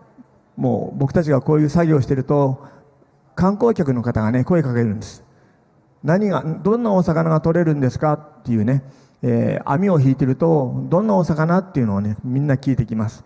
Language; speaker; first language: Japanese; native; Japanese